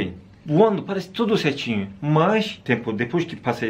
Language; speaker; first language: Portuguese; non-native, learner; Turkish